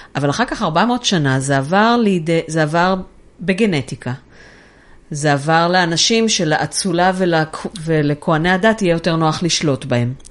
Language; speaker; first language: Hebrew; native; Hebrew